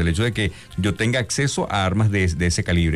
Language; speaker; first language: Spanish; native; Spanish